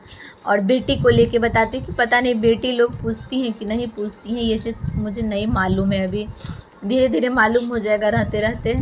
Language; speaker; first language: Hindi; non-native, local second language; Bhojpuri